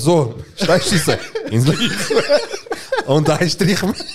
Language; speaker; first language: German; native; German